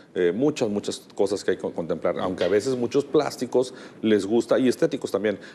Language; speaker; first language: Spanish; native; Spanish